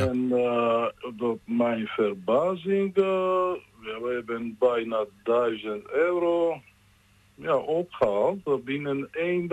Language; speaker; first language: Dutch; non-native, learner; Georgian